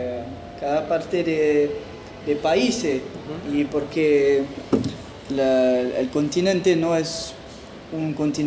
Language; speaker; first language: Spanish; non-native, fluent; French